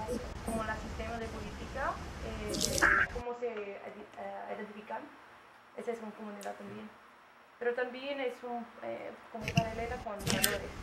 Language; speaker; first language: Spanish; non-native, learner; English